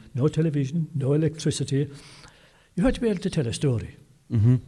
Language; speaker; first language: English; native; English